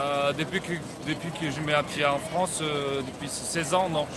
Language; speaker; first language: French; non-native, learner; Uyghur